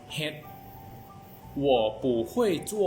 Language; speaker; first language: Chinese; non-native, learner; Lao